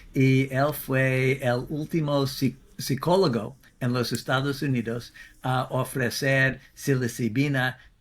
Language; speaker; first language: Spanish; non-native, fluent; English